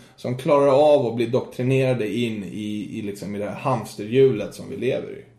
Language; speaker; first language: Swedish; native; Swedish